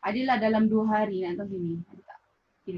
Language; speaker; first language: Malay; native; Malay